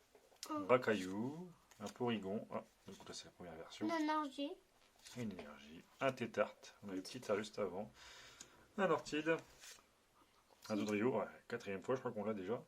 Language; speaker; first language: French; native; French